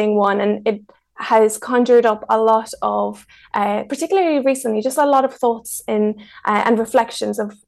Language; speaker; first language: English; early bilingual, other home language; Spanish